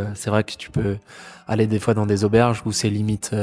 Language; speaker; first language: French; native; French